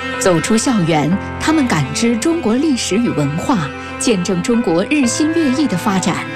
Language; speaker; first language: Chinese; native; Chinese